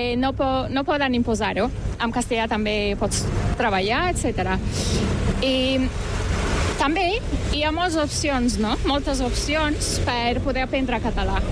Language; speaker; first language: Catalan; non-native, fluent; Turkish